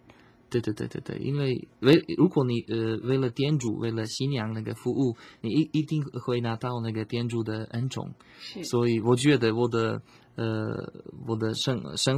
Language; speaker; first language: Chinese; non-native, fluent; Slovak